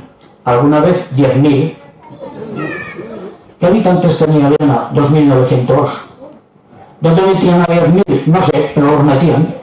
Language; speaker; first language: Spanish; native; Spanish